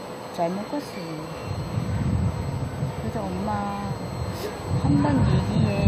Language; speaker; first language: Korean; non-native, learner; Vietnamese